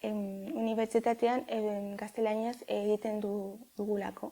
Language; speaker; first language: Basque; non-native, local second language; Spanish